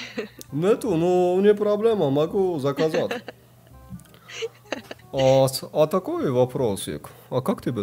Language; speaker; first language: Russian; non-native, learner; Tajik